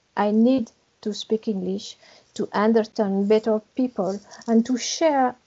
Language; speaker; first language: English; non-native, learner; French